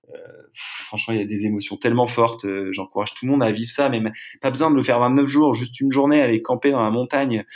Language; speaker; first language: French; native; French